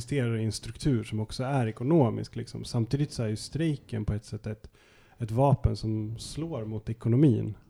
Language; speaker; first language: Swedish; native; Swedish